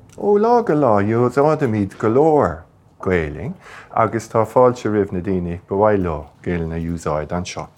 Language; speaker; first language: Irish; non-native, local second language; English